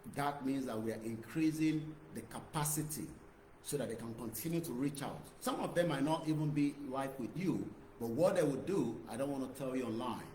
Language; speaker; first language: English; non-native, local second language; Yoruba